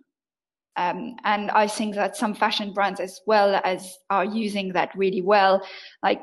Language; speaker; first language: English; non-native, fluent; French